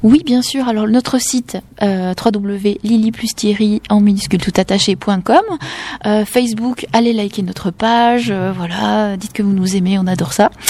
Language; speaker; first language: French; native; French